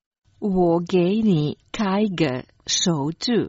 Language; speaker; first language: Chinese; non-native, learner; Croatian